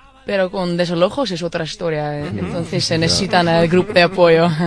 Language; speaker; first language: Spanish; non-native, fluent; Dutch